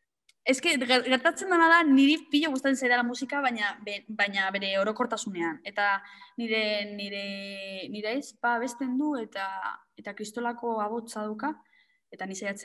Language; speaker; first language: Basque; non-native, local second language; Spanish